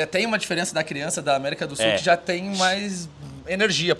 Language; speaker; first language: Portuguese; native; Portuguese